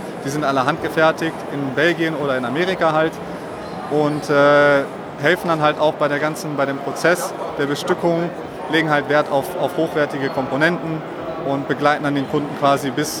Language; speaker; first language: German; native; German